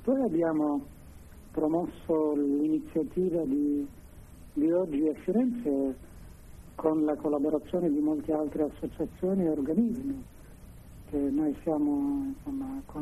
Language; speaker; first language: Italian; non-native, fluent; Arabic